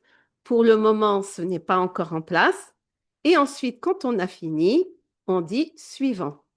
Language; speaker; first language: French; native; French